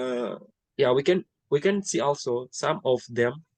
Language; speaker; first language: English; non-native, learner; Indonesian